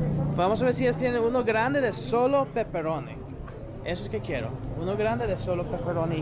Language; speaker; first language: Spanish; non-native, learner; English